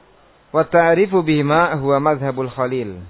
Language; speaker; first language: Arabic; non-native, fluent; Indonesian